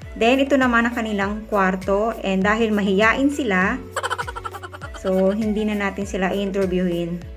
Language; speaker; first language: Filipino; native; Filipino